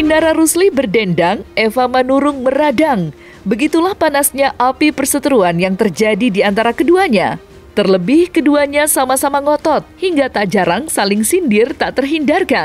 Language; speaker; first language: Indonesian; native; Indonesian